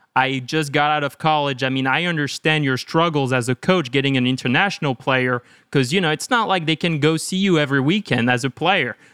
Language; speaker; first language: English; non-native, fluent; French